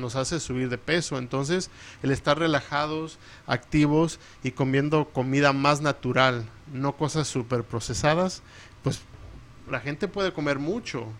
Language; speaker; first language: Spanish; early bilingual, heritage; Spanish